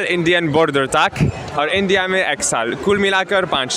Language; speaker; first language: Hindi; non-native, learner; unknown